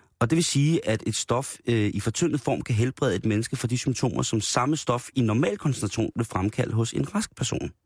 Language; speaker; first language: Danish; native; Danish